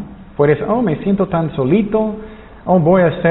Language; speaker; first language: Spanish; non-native, fluent; English